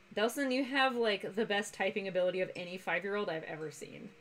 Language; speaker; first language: English; native; English